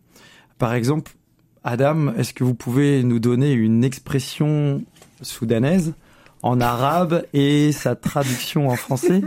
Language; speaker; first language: French; native; French